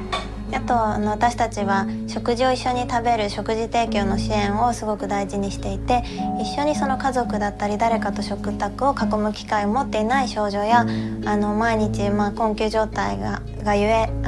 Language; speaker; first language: Japanese; native; Japanese